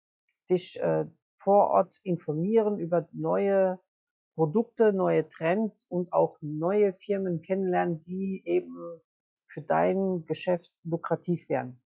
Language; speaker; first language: German; native; German